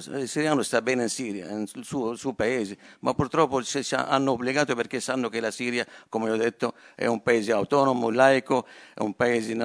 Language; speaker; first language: Italian; non-native, fluent; Arabic